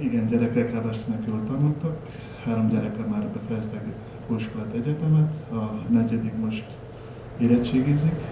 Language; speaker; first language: Hungarian; non-native, learner; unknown